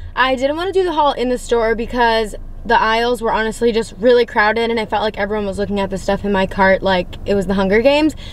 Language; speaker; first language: English; native; English